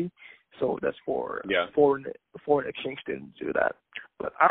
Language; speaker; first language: English; non-native, local second language; Cantonese